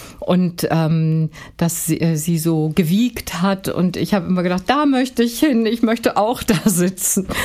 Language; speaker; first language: German; native; German